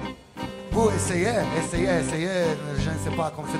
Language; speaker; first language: French; non-native, learner; Italian